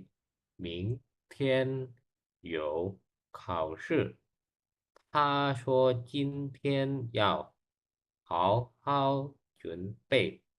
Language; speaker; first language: Chinese; non-native, learner; Indonesian